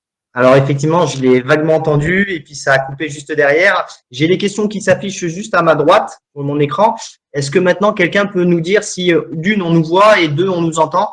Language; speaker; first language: French; native; French